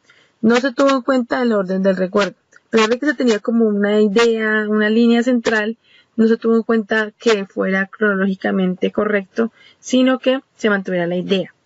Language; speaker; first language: Spanish; native; Spanish